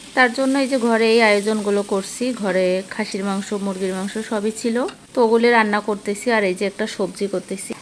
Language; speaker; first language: Bangla; native; Bangla